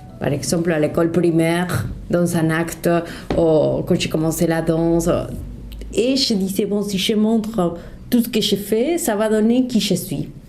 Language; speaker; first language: French; non-native, fluent; Spanish